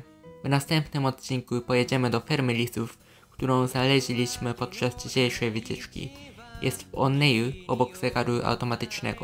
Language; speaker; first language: Polish; early bilingual, heritage; Polish